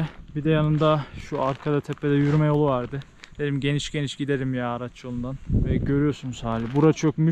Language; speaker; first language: Turkish; native; Turkish